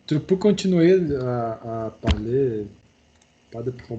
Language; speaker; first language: French; non-native, learner; Portuguese